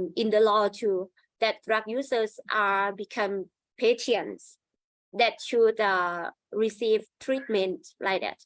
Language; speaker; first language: English; non-native, learner; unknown